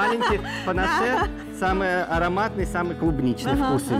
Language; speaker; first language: Russian; native; Russian